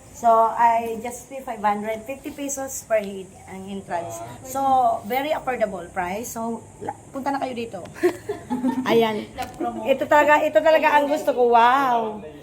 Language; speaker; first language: Filipino; non-native, local second language; Cebuano